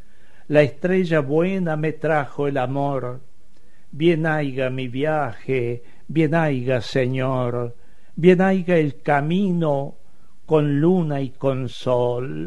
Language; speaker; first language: Spanish; native; Spanish